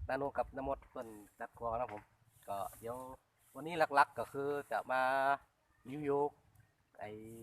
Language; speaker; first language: Thai; native; Thai